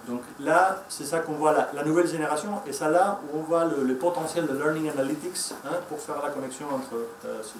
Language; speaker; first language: French; non-native, fluent; Spanish